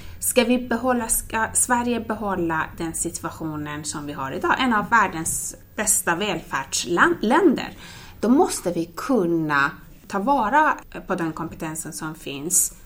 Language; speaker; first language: Swedish; non-native, fluent; Persian